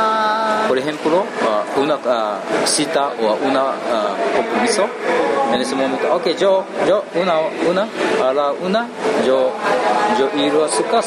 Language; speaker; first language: Spanish; non-native, learner; Japanese